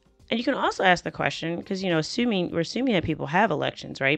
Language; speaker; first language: English; native; English